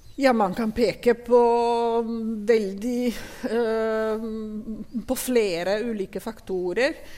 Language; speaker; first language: Norwegian; non-native, fluent; Italian